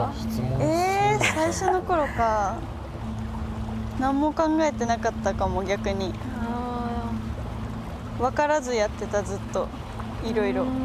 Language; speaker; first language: Japanese; native; Japanese